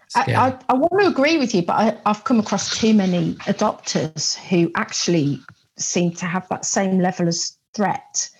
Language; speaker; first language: English; native; English